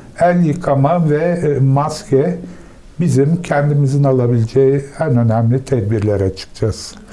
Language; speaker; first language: Turkish; native; Turkish